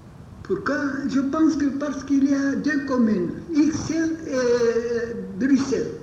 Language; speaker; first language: French; non-native, fluent; Bulgarian